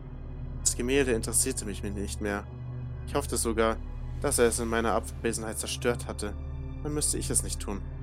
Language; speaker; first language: German; native; German